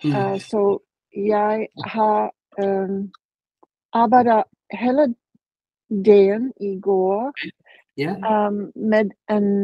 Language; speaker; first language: Danish; non-native, learner; English